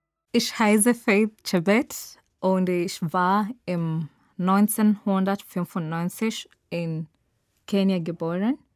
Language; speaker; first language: German; non-native, learner; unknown